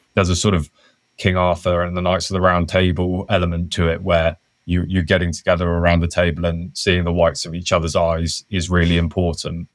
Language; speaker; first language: English; native; English